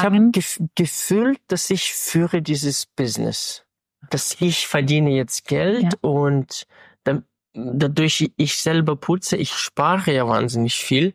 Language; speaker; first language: German; non-native, fluent; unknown